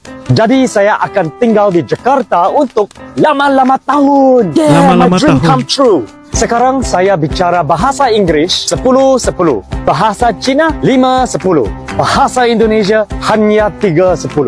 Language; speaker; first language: Indonesian; non-native, learner; English